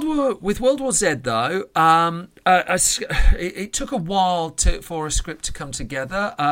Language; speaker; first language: English; native; English